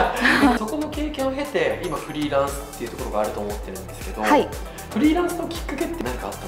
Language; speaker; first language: Japanese; native; Japanese